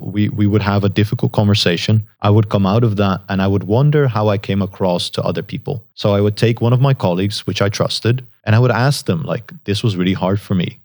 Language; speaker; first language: English; non-native, fluent; Dutch